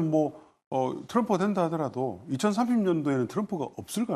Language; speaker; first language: Korean; native; Korean